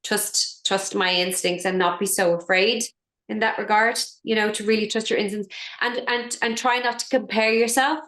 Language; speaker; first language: English; native; English